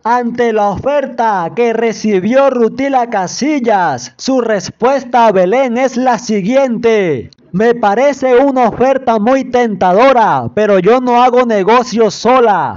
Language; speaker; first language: Spanish; native; Spanish